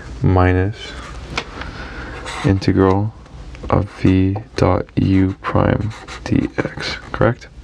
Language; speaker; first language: English; native; English